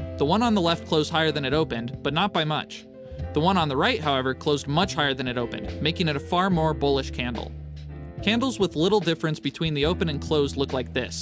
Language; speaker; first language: English; native; English